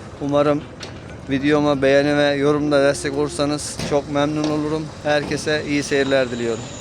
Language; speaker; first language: Turkish; native; Turkish